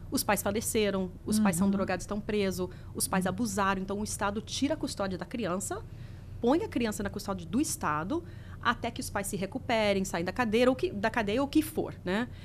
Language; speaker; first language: Portuguese; early bilingual, heritage; Portuguese